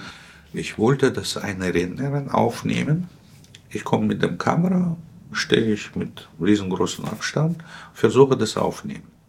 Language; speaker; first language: German; non-native, fluent; Russian